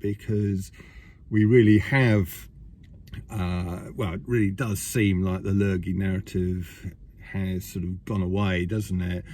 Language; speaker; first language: English; native; English